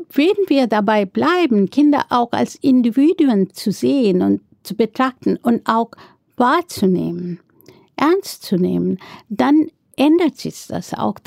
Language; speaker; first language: German; non-native, fluent; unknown